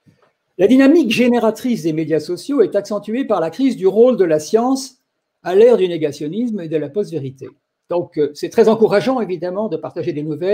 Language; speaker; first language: French; native; French